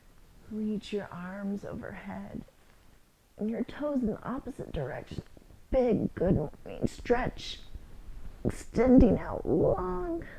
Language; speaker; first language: English; native; English